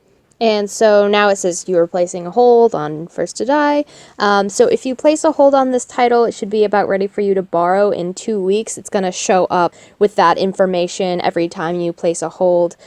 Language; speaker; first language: English; native; English